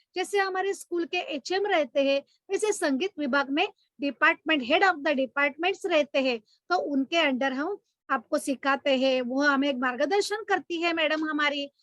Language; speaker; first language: Hindi; non-native, local second language; Marathi